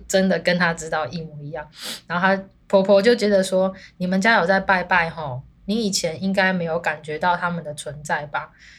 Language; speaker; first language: Chinese; native; Chinese